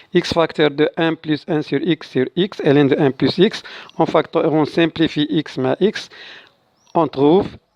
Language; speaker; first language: French; non-native, local second language; Arabic